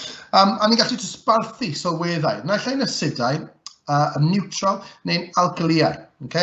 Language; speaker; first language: Welsh; native; Welsh